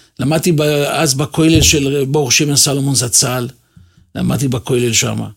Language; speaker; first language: Hebrew; native; Hebrew